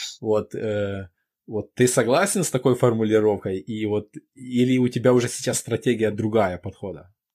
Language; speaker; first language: Russian; non-native, local second language; Ukrainian